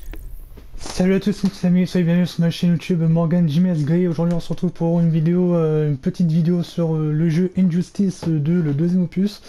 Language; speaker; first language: French; native; French